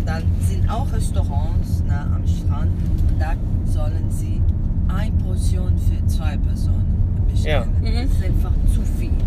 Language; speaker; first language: German; non-native, fluent; Portuguese